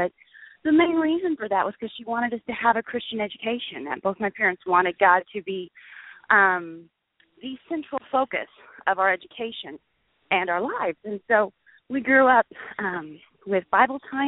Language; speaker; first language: English; native; English